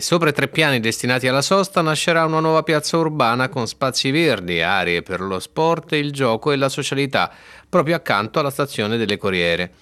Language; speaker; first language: Italian; native; Italian